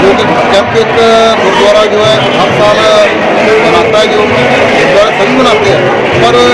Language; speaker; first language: Hindi; non-native, local second language; Punjabi